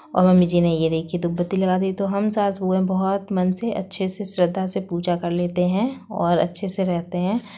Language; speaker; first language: Hindi; native; Hindi